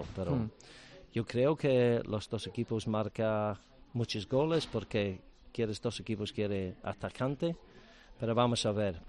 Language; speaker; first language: Spanish; non-native, learner; English